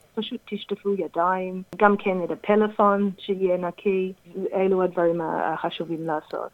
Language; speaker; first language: Hebrew; non-native, fluent; English